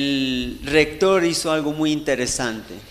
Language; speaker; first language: Spanish; native; Spanish